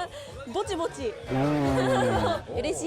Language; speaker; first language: Japanese; native; Japanese